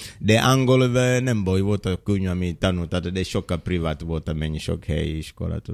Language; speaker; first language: Hungarian; non-native, learner; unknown